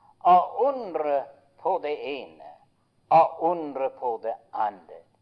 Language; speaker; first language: Norwegian; early bilingual, heritage; Norwegian